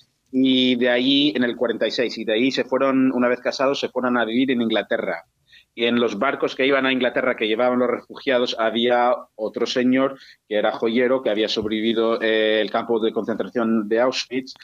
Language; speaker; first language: Spanish; native; Spanish